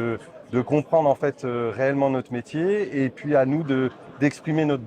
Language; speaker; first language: French; native; French